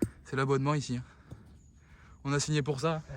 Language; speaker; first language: French; native; French